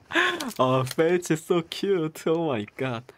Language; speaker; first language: English; non-native, learner; Korean